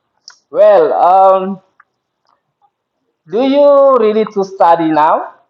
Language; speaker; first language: English; non-native, fluent; Indonesian